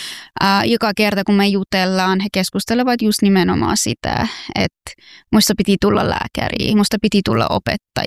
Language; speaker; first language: Finnish; early bilingual, other home language; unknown